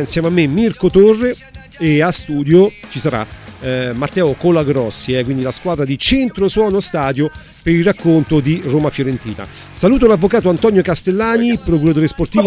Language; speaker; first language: Italian; native; Italian